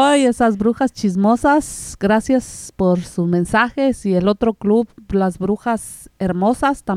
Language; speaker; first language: Spanish; native; Spanish